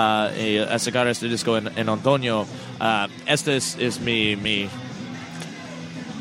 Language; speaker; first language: Spanish; non-native, learner; English